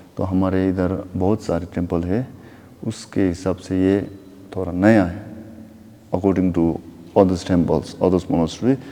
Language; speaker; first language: Hindi; non-native, local second language; Nepali